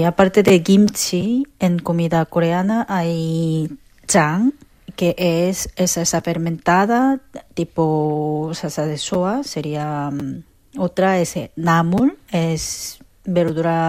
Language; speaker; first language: Spanish; non-native, fluent; Korean